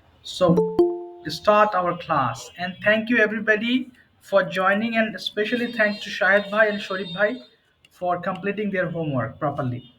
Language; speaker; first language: English; non-native, fluent; Bangla